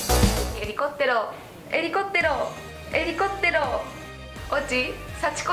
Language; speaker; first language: Italian; non-native, learner; Japanese